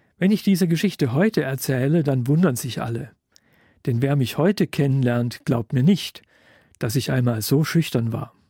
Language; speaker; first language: German; native; German